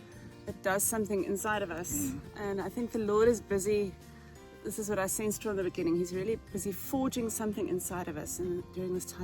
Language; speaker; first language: English; non-native, local second language; Afrikaans